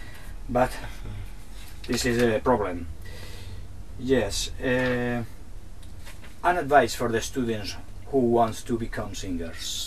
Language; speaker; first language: English; non-native, learner; Spanish